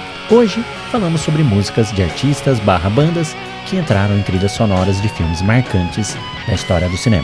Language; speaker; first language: Portuguese; native; Portuguese